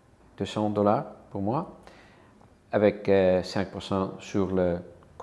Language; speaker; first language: French; non-native, learner; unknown